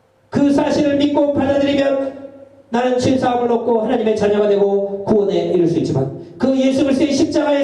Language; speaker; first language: Korean; native; Korean